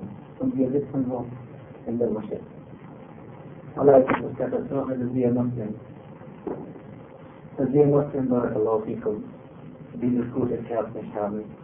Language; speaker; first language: German; non-native, fluent; Arabic